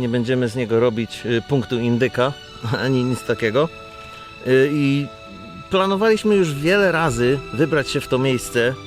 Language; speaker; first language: Polish; native; Polish